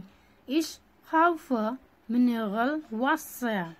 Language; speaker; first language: German; non-native, learner; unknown